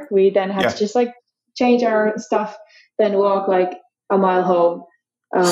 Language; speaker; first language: English; non-native, fluent; Finnish